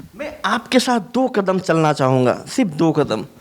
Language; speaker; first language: Hindi; non-native, local second language; Assamese